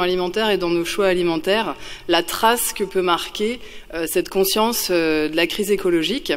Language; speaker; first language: French; native; French